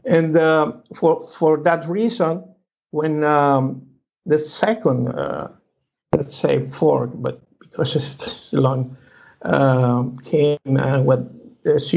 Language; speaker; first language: English; non-native, learner; Spanish